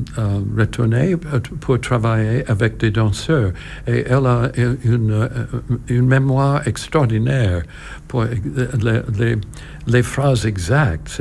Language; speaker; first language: French; non-native, learner; English